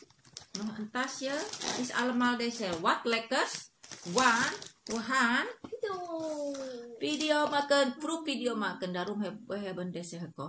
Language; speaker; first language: Dutch; non-native, learner; Indonesian